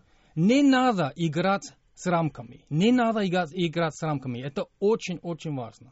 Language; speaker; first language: Russian; non-native, fluent; English